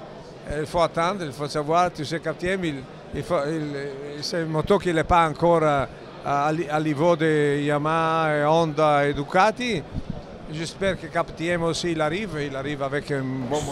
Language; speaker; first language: French; non-native, learner; Italian